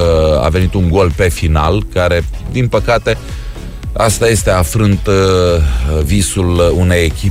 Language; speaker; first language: Romanian; native; Romanian